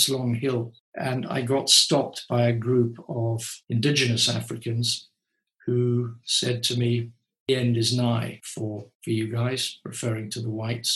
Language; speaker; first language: English; native; English